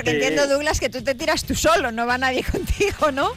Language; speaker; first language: Spanish; native; Spanish